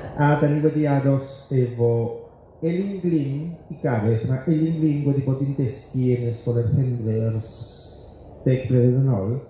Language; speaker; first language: Welsh; non-native, fluent; Spanish